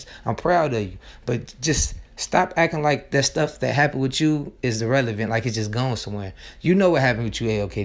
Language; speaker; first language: English; native; English